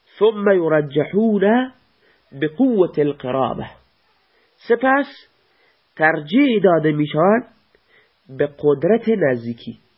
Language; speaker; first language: Persian; non-native, local second language; Baluchi